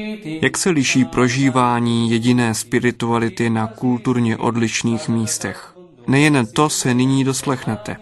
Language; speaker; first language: Czech; native; Czech